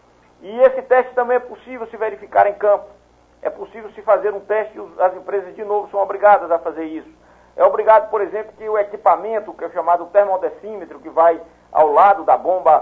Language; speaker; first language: Portuguese; native; Portuguese